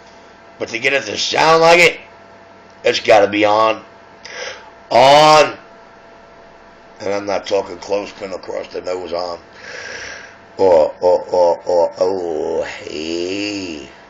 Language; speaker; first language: English; native; English